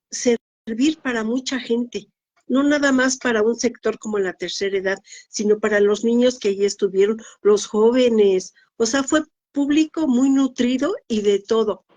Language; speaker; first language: Spanish; native; Spanish